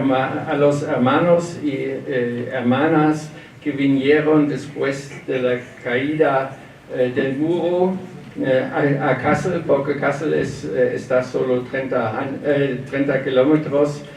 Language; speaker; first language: Spanish; non-native, learner; German